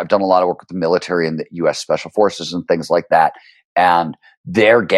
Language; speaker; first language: English; native; English